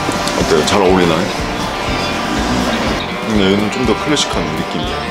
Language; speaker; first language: Korean; native; Korean